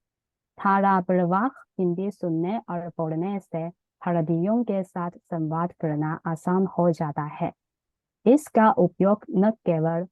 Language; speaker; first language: Hindi; non-native, learner; Chinese